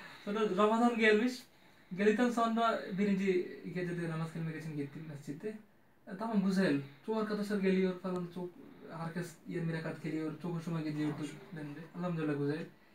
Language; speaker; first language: Turkish; non-native, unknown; Bangla